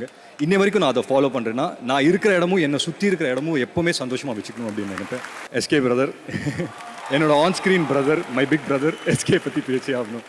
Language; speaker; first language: Tamil; native; Tamil